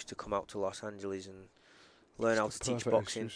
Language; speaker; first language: English; native; English